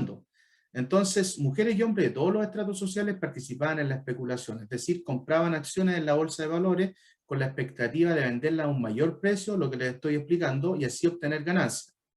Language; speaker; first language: Spanish; native; Spanish